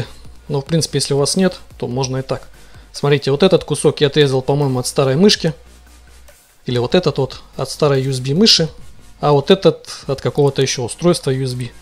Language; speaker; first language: Russian; native; Russian